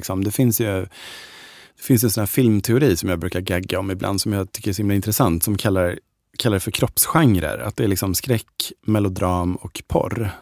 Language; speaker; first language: Swedish; native; Swedish